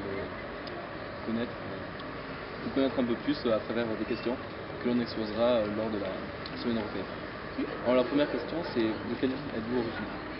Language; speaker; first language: French; native; French